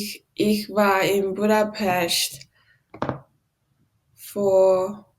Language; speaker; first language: German; non-native, learner; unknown